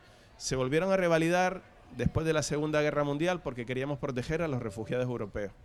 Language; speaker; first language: Spanish; native; Spanish